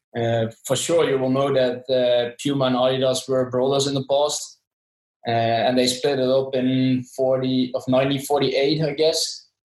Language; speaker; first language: English; non-native, fluent; Dutch